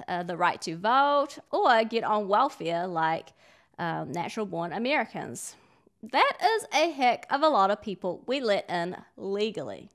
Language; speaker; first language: English; native; English